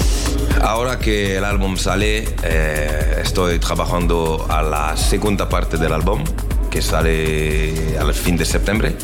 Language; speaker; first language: Spanish; non-native, learner; French